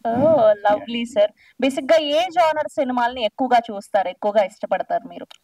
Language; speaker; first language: Telugu; native; Telugu